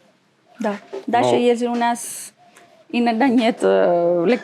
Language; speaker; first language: Russian; non-native, learner; Spanish